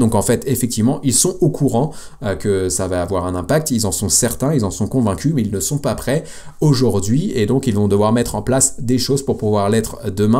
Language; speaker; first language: French; native; French